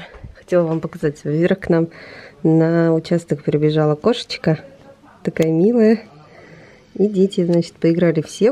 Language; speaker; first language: Russian; native; Russian